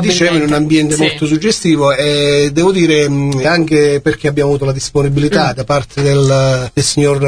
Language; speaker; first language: Italian; native; Italian